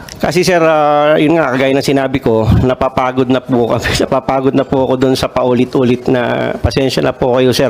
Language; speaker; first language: Filipino; non-native, local second language; Cebuano